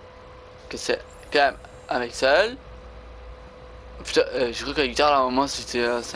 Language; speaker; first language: French; native; French